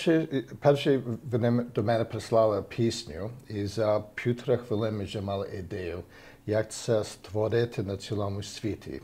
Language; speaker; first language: Ukrainian; early bilingual, heritage; Ukrainian